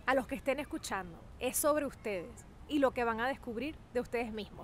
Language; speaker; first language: Spanish; native; Spanish